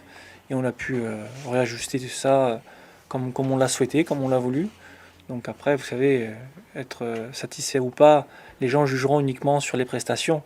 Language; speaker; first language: French; native; French